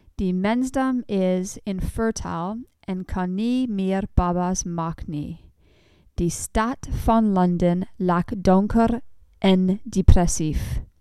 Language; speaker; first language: Afrikaans; non-native, learner; English